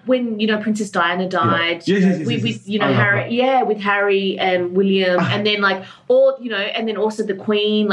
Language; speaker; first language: English; native; English